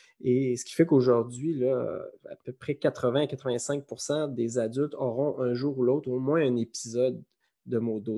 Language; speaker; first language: French; native; French